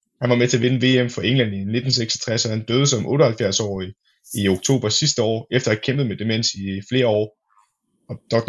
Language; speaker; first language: Danish; native; Danish